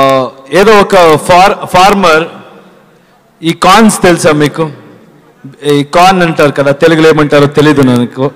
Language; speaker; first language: Telugu; non-native, learner; Kannada